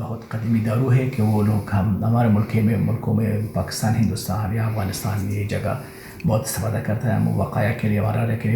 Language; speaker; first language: Hindi; non-native, learner; Persian